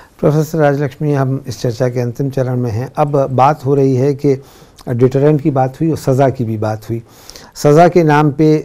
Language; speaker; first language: Hindi; native; Hindi